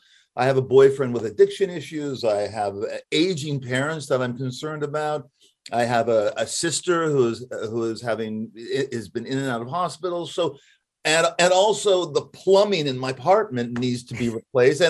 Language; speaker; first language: English; native; English